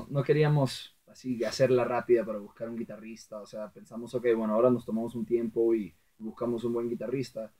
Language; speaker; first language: Spanish; early bilingual, heritage; Spanish